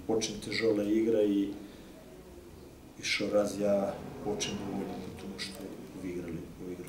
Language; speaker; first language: Russian; non-native, learner; Serbian